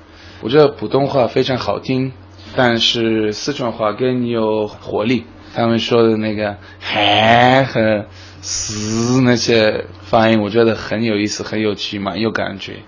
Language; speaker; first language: Chinese; non-native, fluent; Hebrew